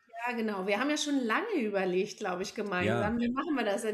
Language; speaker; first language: German; native; German